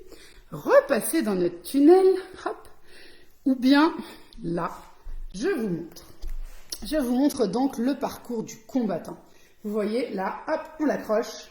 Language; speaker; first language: French; native; French